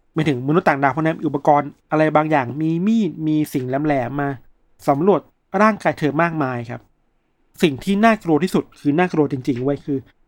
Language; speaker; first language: Thai; native; Thai